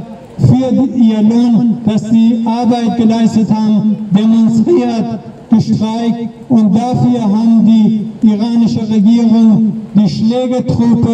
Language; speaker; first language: German; non-native, learner; Persian